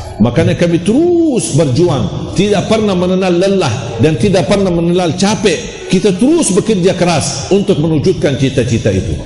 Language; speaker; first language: Malay; non-native, fluent; Arabic